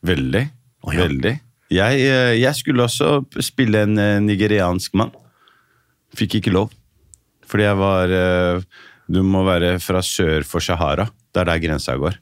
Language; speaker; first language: Norwegian; native; Norwegian